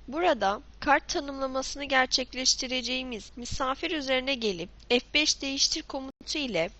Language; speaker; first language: Turkish; native; Turkish